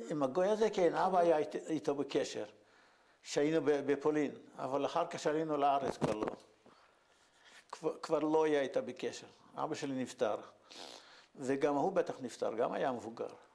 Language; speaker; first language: Hebrew; non-native, fluent; Yiddish